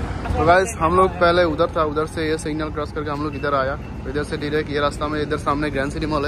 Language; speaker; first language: Hindi; non-native, learner; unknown